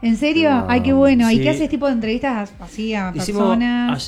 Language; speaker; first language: Spanish; native; Spanish